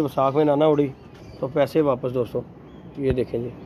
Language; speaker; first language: Hindi; non-native, local second language; Punjabi